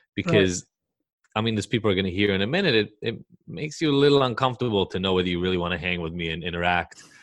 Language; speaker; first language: English; early bilingual, other home language; Hebrew